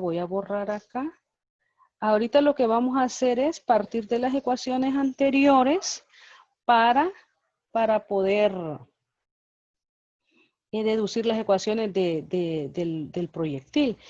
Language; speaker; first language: Spanish; native; Spanish